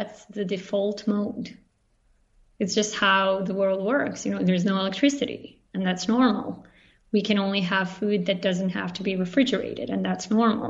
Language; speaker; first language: English; non-native, fluent; Serbian